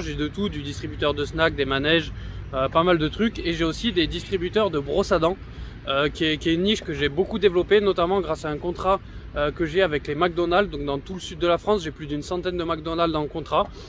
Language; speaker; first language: French; native; French